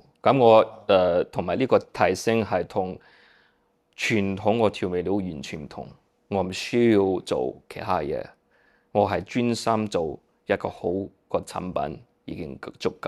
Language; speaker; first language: Cantonese; early bilingual, heritage; Cantonese